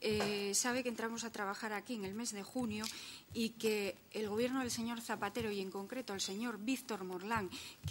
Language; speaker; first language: Spanish; native; Spanish